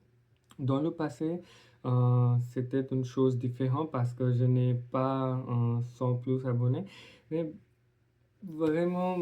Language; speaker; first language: French; non-native, learner; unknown